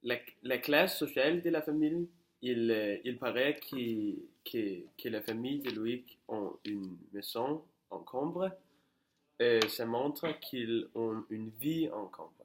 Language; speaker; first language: French; non-native, learner; Danish